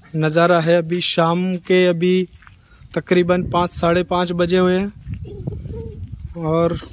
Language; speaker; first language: Hindi; non-native, local second language; Gujarati